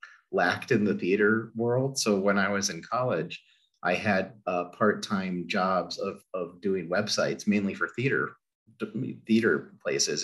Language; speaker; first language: English; native; English